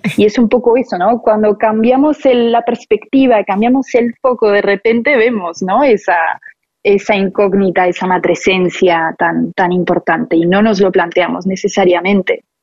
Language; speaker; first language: Spanish; non-native, fluent; French